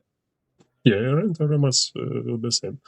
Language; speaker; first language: English; non-native, learner; Ukrainian